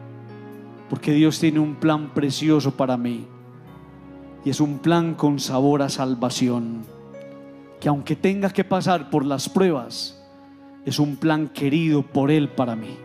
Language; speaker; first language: Spanish; native; Spanish